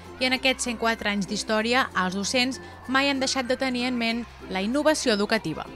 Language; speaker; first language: Catalan; native; Catalan